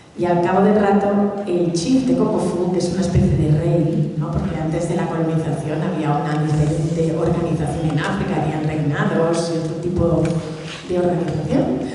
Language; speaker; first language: Spanish; early bilingual, other home language; Catalan